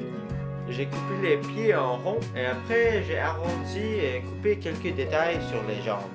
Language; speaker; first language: French; non-native, fluent; English